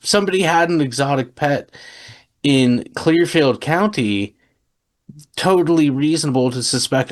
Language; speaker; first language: English; native; English